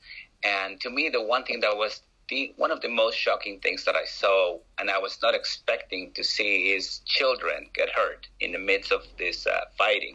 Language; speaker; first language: English; non-native, fluent; Spanish